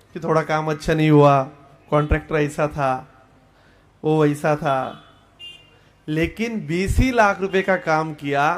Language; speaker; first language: Hindi; non-native, local second language; Marathi